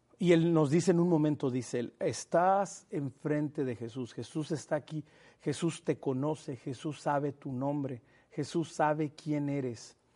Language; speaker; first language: Spanish; native; Spanish